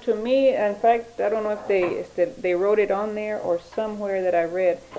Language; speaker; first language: English; early bilingual, other home language; Spanish